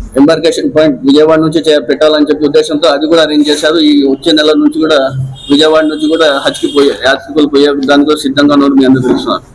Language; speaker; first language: Telugu; non-native, local second language; Urdu